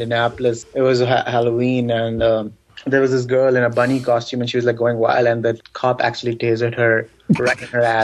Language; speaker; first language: English; non-native, local second language; Urdu